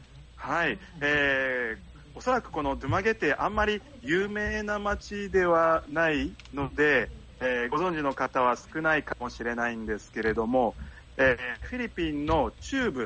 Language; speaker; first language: Japanese; native; Japanese